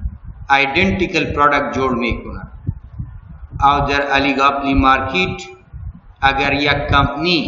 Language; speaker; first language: Persian; non-native, local second language; Pashto